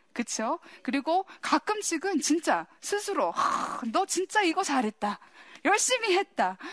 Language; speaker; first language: Korean; early bilingual, heritage; Korean